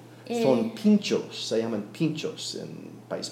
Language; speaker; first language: Spanish; non-native, learner; English